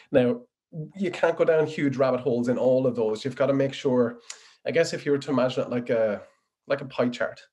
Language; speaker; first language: English; native; English